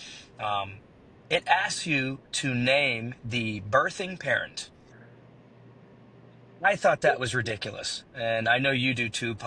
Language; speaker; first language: English; native; English